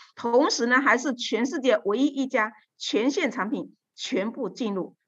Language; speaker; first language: Chinese; native; Chinese